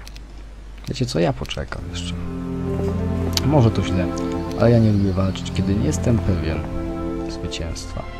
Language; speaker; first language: Polish; native; Polish